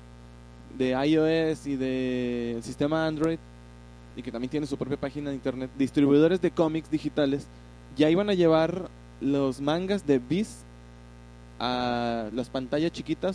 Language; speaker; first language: Spanish; native; Spanish